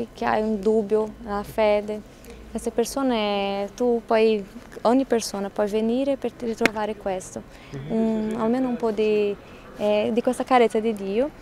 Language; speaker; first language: Italian; non-native, fluent; Portuguese